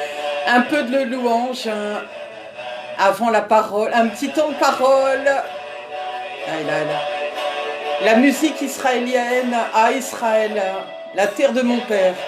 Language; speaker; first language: French; native; French